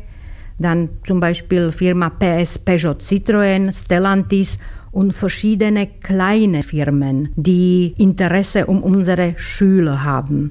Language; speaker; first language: German; non-native, fluent; Slovak